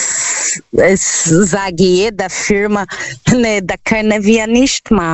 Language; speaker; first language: German; non-native, learner; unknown